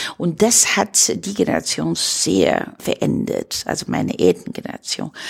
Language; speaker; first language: German; non-native, fluent; Chinese